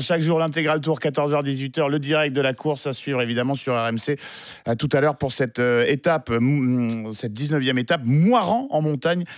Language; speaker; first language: French; native; French